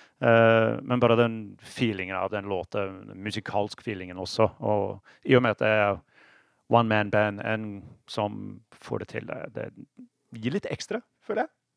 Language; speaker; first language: Norwegian; non-native, fluent; English